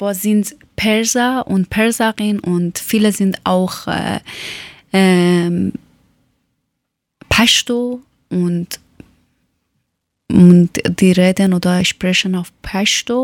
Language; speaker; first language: German; non-native, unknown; Persian